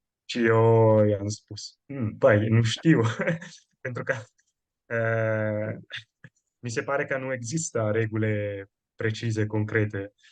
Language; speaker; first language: Romanian; non-native, fluent; Italian